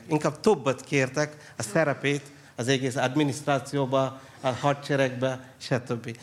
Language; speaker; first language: Hungarian; non-native, fluent; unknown